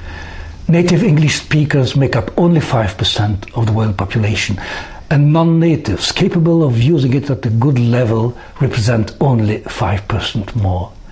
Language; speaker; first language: English; non-native, fluent; French